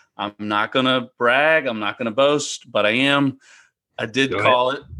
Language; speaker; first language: English; native; English